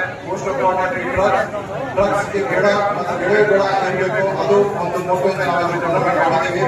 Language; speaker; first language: Kannada; non-native, learner; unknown